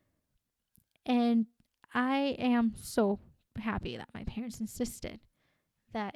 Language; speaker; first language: English; non-native, fluent; Spanish